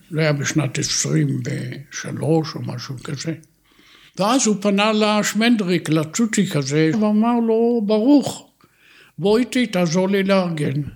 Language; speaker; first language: Hebrew; native; Hebrew